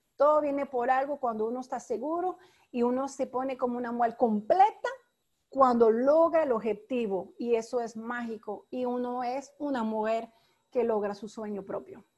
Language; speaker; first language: Spanish; non-native, fluent; French